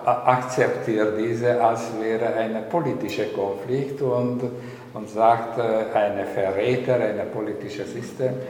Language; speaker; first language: German; non-native, learner; Hungarian